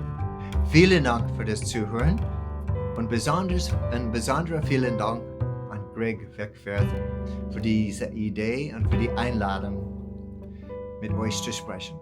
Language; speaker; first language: German; non-native, fluent; English